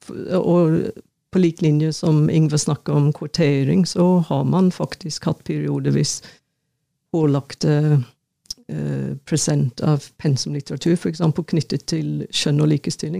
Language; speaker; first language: Norwegian; non-native, fluent; English